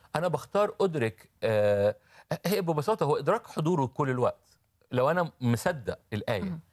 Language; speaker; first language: Arabic; native; Arabic